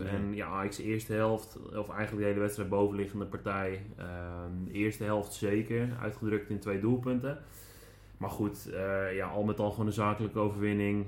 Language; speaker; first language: Dutch; native; Dutch